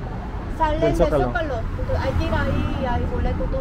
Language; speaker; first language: Spanish; non-native, fluent; Korean